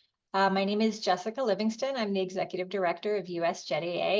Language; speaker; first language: English; native; English